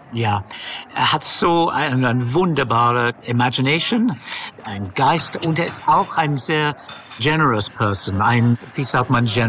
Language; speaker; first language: German; non-native, fluent; English